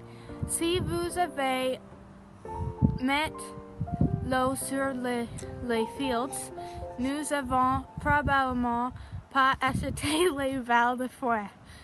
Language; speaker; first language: French; non-native, learner; English